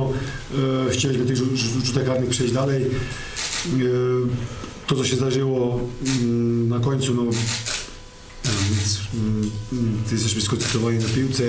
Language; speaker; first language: Polish; non-native, fluent; Serbian